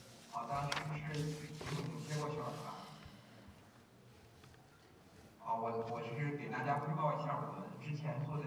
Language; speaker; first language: Chinese; native; Chinese